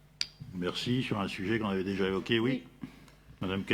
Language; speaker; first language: French; native; French